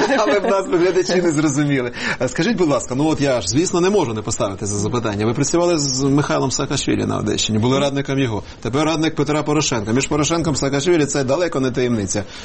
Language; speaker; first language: Ukrainian; native; Ukrainian